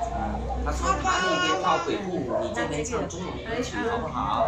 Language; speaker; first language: Chinese; native; Chinese